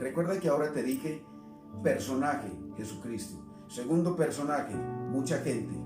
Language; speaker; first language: Spanish; native; Spanish